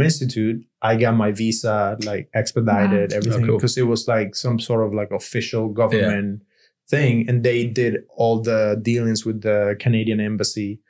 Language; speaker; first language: English; non-native, fluent; Spanish